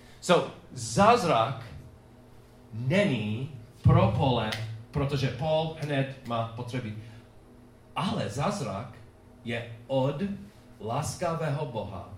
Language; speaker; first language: Czech; non-native, fluent; English